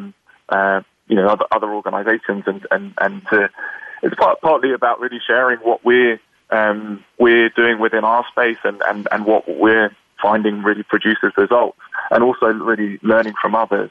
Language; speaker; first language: English; native; English